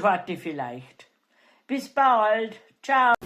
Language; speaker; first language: German; native; German